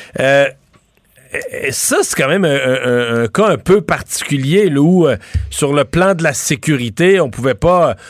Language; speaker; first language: French; native; French